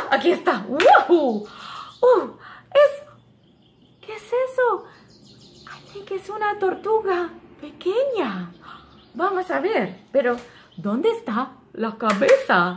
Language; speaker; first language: Spanish; non-native, fluent; English